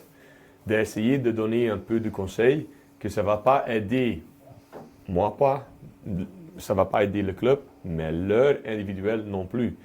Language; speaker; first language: French; non-native, local second language; Dutch